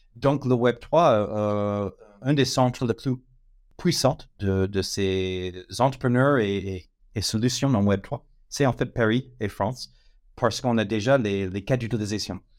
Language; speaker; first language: French; non-native, fluent; English